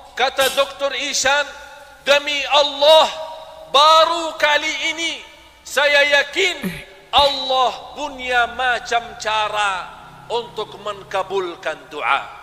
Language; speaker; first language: Malay; non-native, fluent; Arabic